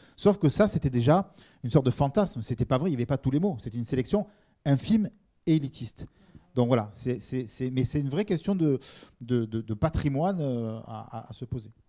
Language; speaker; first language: French; native; French